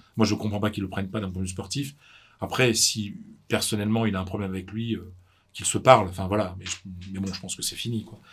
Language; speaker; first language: French; native; French